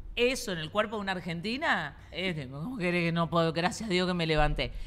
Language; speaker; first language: Spanish; native; Spanish